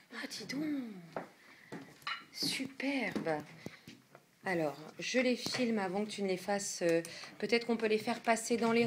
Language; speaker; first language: French; native; French